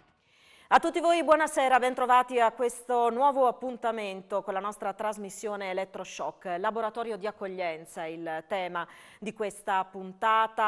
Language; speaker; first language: Italian; native; Italian